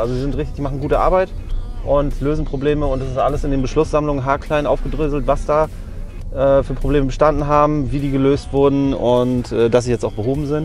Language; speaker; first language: German; native; German